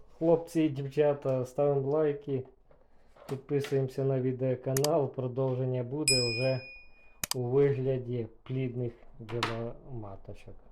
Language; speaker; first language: Ukrainian; native; Ukrainian